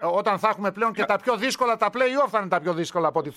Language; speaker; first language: Greek; native; Greek